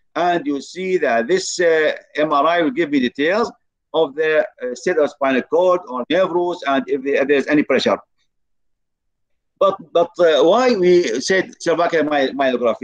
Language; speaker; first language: English; non-native, fluent; Arabic